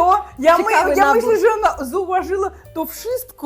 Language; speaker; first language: Polish; non-native, fluent; Russian